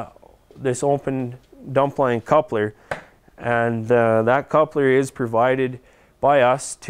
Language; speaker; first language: English; native; English